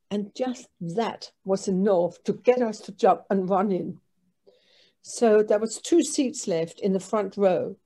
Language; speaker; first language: English; non-native, fluent; Danish